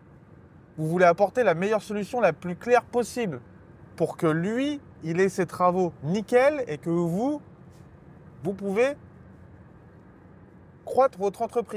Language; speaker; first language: French; native; French